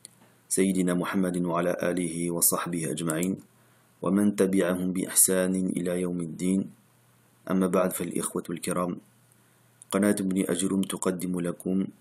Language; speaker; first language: Arabic; non-native, fluent; French